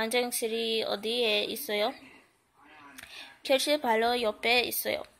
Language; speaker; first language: Korean; non-native, learner; English